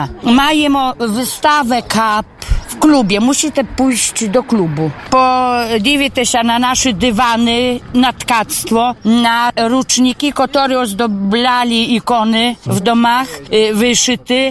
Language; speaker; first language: Polish; non-native, local second language; Ukrainian